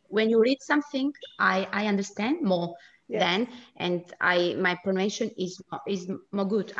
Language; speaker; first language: English; non-native, learner; Italian